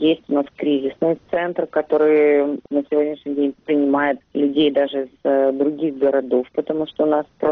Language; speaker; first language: Russian; native; Russian